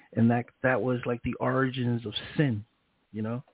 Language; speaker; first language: English; early bilingual, other home language; Spanish